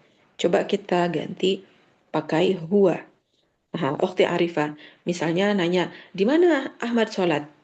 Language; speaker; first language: Indonesian; native; Indonesian